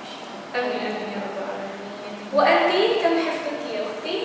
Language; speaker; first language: Arabic; non-native, learner; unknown